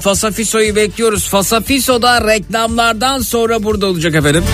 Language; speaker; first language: Turkish; native; Turkish